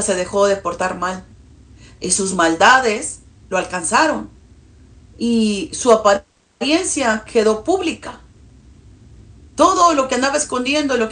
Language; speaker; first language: Spanish; early bilingual, heritage; Spanish